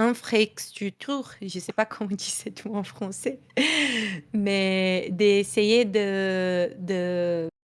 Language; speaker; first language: French; non-native, fluent; Portuguese